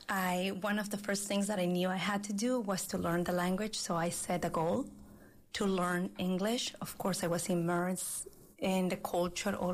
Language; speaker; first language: English; non-native, fluent; Spanish